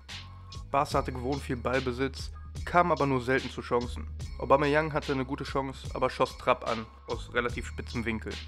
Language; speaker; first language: German; native; German